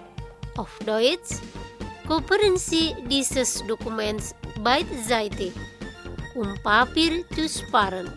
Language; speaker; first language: German; non-native, learner; Indonesian